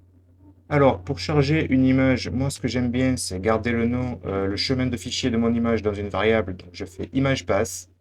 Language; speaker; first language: French; native; French